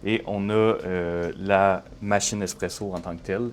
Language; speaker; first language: French; native; French